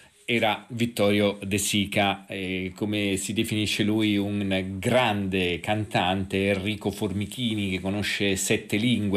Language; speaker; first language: Italian; native; Italian